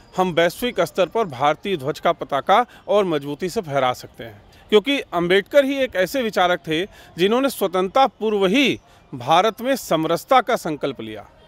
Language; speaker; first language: Hindi; native; Hindi